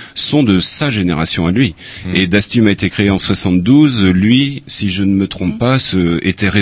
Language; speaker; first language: French; native; French